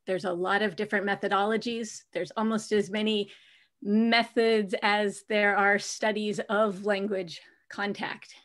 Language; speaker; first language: English; native; English